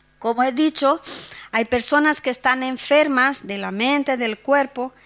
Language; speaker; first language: Spanish; non-native, fluent; Portuguese